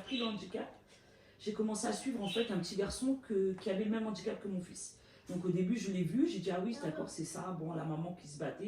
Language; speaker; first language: French; native; French